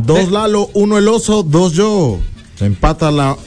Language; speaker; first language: Spanish; native; Spanish